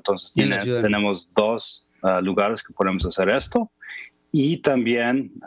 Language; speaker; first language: Spanish; non-native, fluent; English